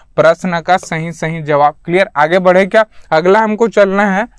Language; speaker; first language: Hindi; native; Hindi